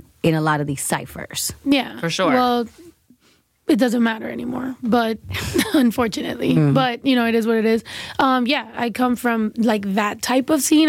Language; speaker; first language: English; early bilingual, other home language; Spanish